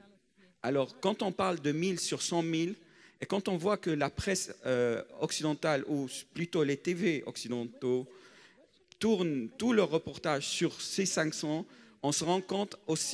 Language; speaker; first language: French; non-native, fluent; Arabic